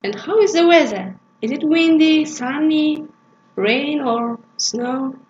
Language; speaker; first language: English; non-native, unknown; Kazakh